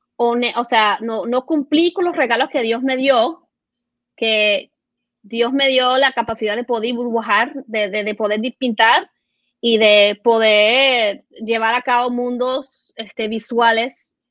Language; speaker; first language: Spanish; early bilingual, heritage; Spanish